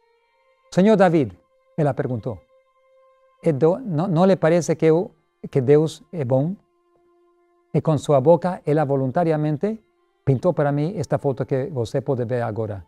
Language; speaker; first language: Spanish; non-native, learner; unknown